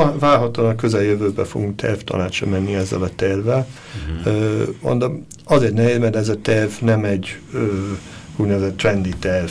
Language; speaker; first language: Hungarian; early bilingual, heritage; Hungarian